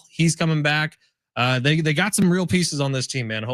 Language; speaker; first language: English; native; English